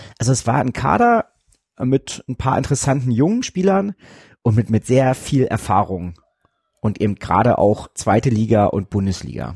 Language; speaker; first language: German; native; German